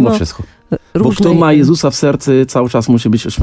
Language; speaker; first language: Polish; non-native, fluent; Arabic